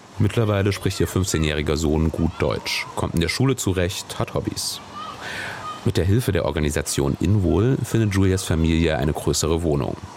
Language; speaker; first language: German; native; German